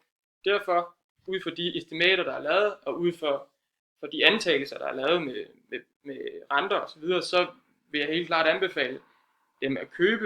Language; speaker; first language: Danish; native; Danish